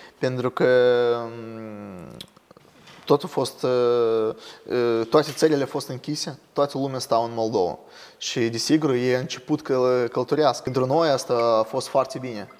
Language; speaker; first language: Romanian; non-native, learner; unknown